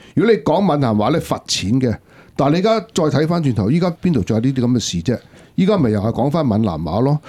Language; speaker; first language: Cantonese; non-native, local second language; Wu Chinese